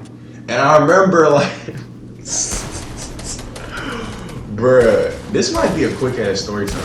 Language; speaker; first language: English; native; English